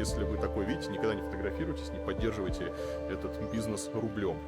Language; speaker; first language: Russian; native; Russian